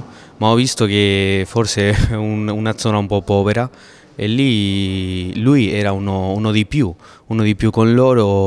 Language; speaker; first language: Italian; non-native, fluent; Spanish